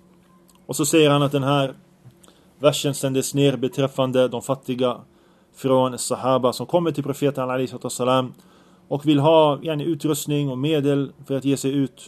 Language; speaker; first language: Swedish; early bilingual, other home language; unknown